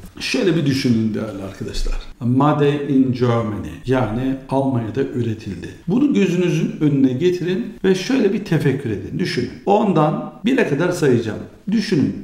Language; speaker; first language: Turkish; early bilingual, heritage; Turkish